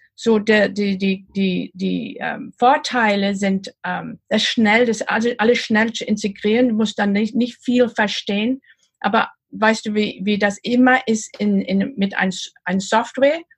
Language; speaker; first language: German; non-native, learner; English